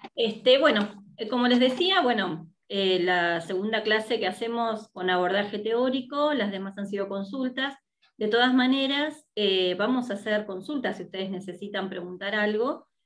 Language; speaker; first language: Spanish; native; Spanish